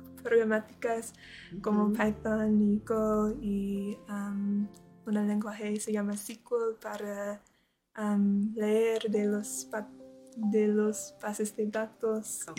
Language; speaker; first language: Spanish; non-native, learner; English